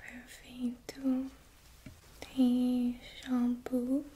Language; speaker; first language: Portuguese; non-native, learner; English